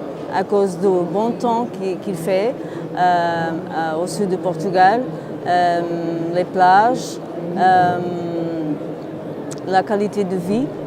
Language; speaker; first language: French; non-native, fluent; Portuguese